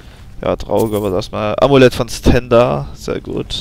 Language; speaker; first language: German; native; German